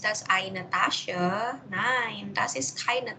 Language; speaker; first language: German; non-native, learner; Indonesian